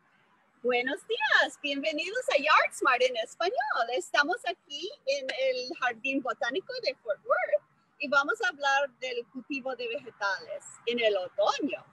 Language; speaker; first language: Spanish; non-native, fluent; English